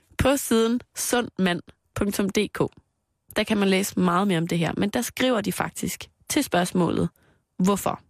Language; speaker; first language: Danish; native; Danish